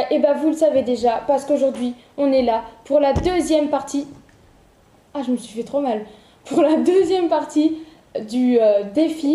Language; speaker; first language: French; native; French